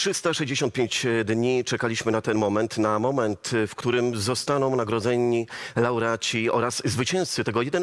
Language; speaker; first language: Polish; native; Polish